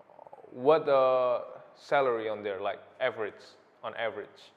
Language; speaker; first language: English; non-native, learner; Indonesian